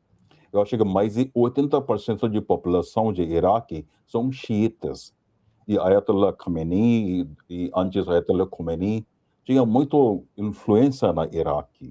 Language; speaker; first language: Portuguese; non-native, fluent; Hindi